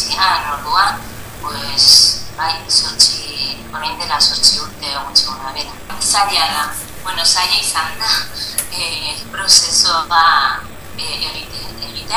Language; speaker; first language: Basque; non-native, learner; Spanish